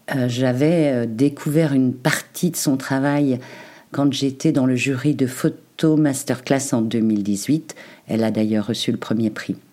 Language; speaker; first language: French; native; French